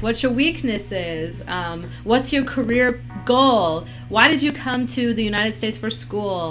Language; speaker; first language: English; native; English